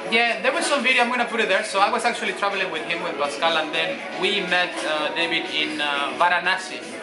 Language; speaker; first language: English; non-native, fluent; Spanish